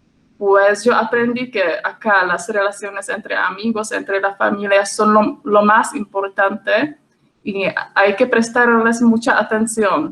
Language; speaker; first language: Spanish; non-native, fluent; Czech